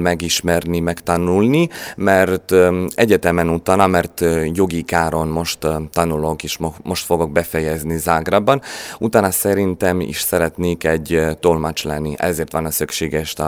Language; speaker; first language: Hungarian; non-native, learner; Croatian